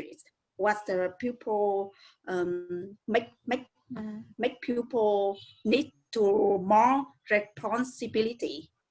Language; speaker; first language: English; non-native, learner; Vietnamese